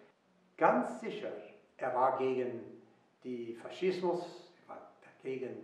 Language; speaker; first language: German; non-native, fluent; English